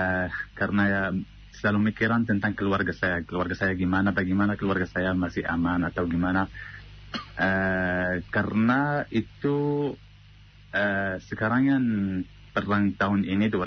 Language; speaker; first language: Indonesian; non-native, fluent; Arabic